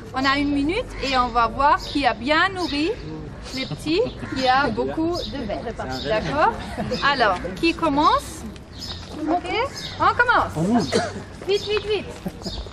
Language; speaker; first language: French; non-native, learner; German